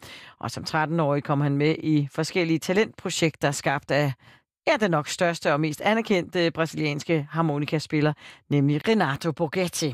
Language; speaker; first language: Danish; native; Danish